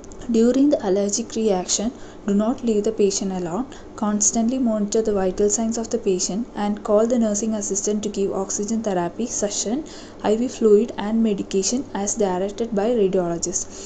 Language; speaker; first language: English; non-native, local second language; Malayalam